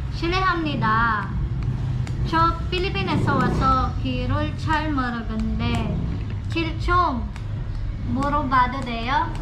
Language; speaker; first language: Korean; non-native, learner; Filipino